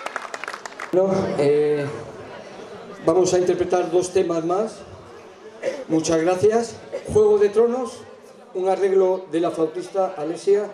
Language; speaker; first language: Spanish; native; Spanish